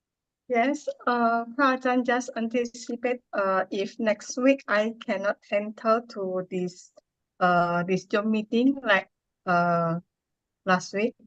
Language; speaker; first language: English; non-native, learner; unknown